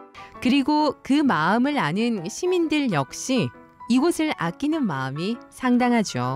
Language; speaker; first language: Korean; native; Korean